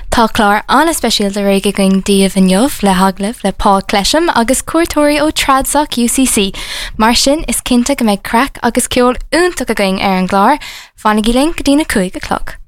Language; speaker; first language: Irish; non-native, local second language; English